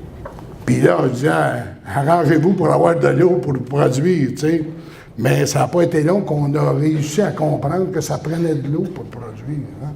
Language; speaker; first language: French; native; French